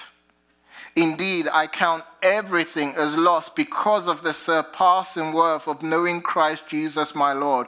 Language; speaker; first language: English; native; English